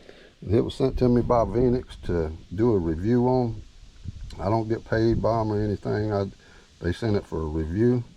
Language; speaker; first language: English; native; English